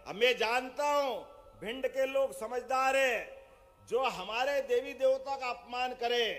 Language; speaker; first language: Hindi; native; Hindi